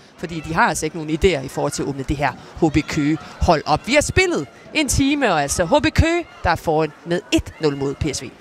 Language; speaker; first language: Danish; native; Danish